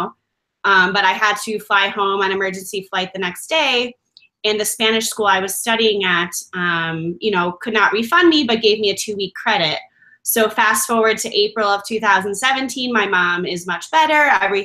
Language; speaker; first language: English; native; English